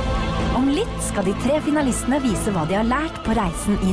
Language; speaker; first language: Norwegian; native; Norwegian